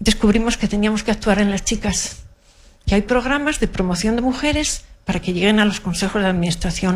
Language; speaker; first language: Spanish; native; Spanish